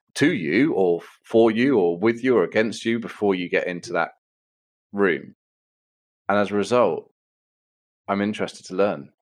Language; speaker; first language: English; native; English